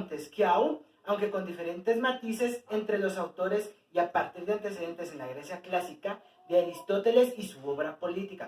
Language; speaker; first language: Spanish; native; Spanish